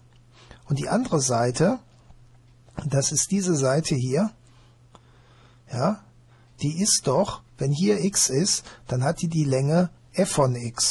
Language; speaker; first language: German; native; German